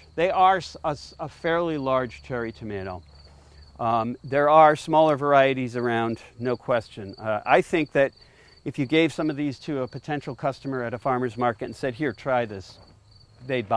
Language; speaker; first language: English; native; English